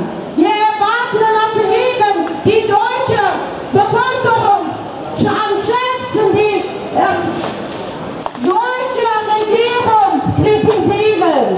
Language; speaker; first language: German; non-native, fluent; Persian